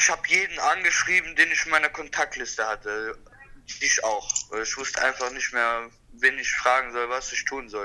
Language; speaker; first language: German; early bilingual, other home language; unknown